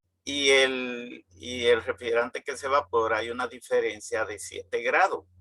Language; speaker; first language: Spanish; native; Spanish